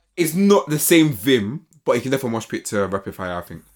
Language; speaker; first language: English; native; English